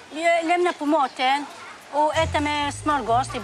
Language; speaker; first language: Swedish; non-native, learner; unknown